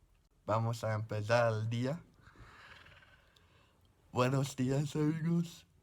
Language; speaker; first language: Spanish; non-native, fluent; English